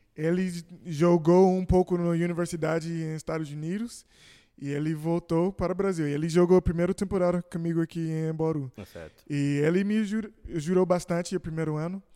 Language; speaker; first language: Portuguese; non-native, fluent; English